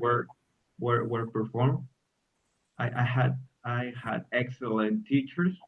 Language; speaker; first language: English; non-native, learner; Spanish